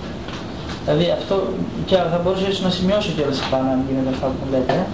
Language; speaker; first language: Greek; native; Greek